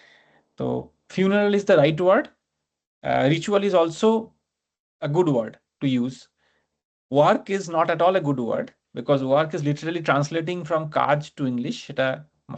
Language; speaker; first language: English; non-native, local second language; Bangla